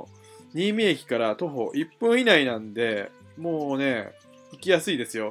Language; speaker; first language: Japanese; native; Japanese